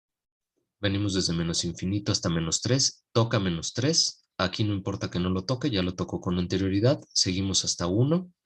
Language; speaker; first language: Spanish; native; Spanish